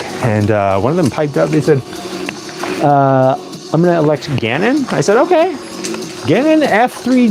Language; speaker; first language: English; native; English